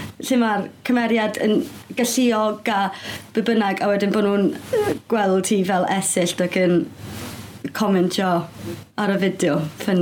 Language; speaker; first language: Welsh; native; Welsh